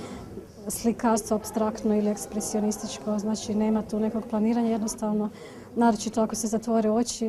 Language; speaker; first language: Bosnian; native; Bosnian